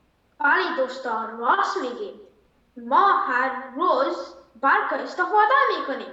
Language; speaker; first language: Persian; early bilingual, heritage; Persian